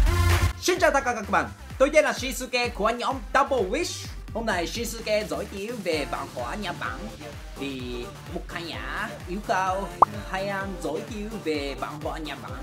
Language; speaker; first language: Vietnamese; non-native, learner; Japanese